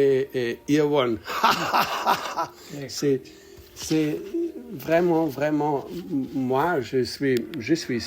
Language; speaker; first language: French; non-native, learner; English